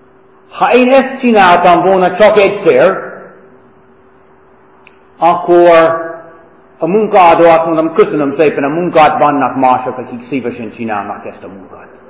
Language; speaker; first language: Hungarian; non-native, fluent; English